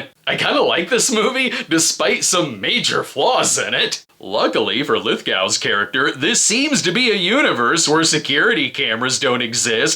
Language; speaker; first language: English; native; English